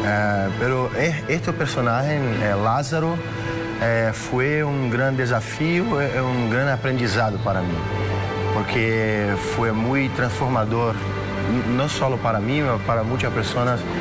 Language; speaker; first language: Spanish; non-native, fluent; Portuguese